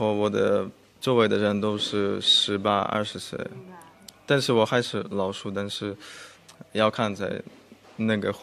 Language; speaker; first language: Chinese; non-native, fluent; Russian